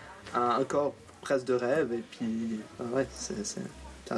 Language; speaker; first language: French; native; French